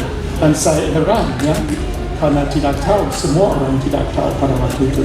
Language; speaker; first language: Indonesian; non-native, fluent; English